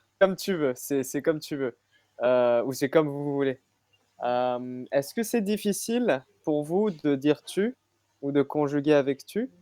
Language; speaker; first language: French; native; French